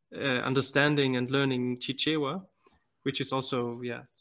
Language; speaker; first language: English; non-native, fluent; German